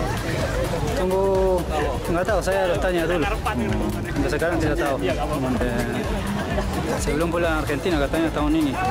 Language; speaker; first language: Indonesian; non-native, learner; Spanish